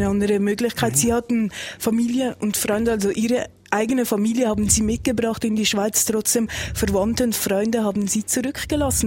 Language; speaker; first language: German; native; German